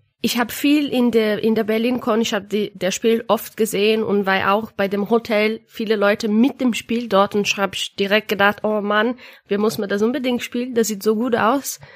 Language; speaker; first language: German; non-native, learner; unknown